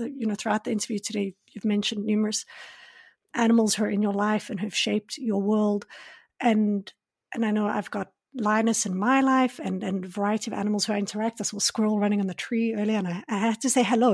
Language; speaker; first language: English; native; English